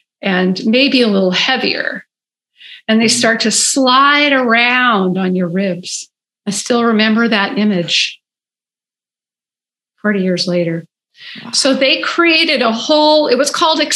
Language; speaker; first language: English; native; English